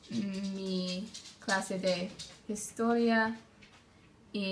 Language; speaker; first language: Spanish; non-native, learner; English